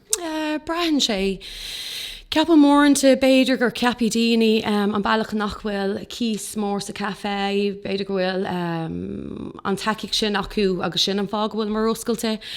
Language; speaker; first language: Irish; non-native, local second language; English